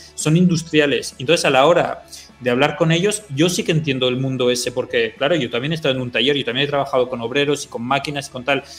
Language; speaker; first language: Spanish; early bilingual, other home language; French